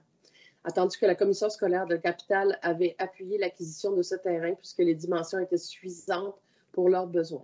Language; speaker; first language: French; native; French